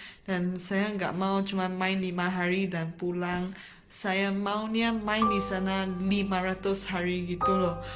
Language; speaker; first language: Indonesian; non-native, fluent; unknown